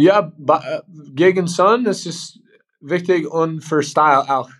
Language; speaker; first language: German; non-native, learner; English